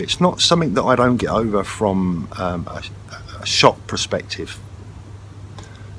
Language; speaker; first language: English; native; English